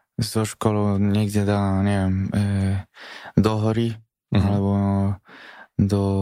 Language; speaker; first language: Slovak; non-native, fluent; Spanish